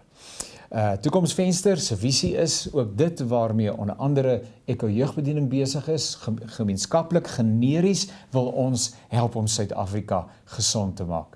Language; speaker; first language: Afrikaans; native; Afrikaans